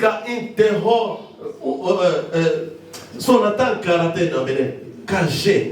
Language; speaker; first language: Swedish; non-native, fluent; Lingala